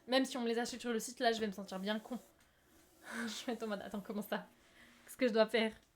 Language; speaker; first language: French; native; French